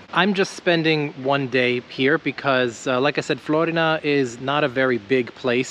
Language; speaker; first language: English; native; English